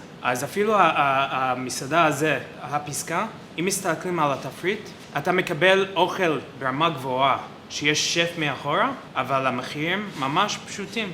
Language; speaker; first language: Hebrew; non-native, fluent; English